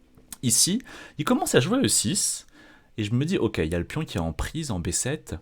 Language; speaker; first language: French; native; French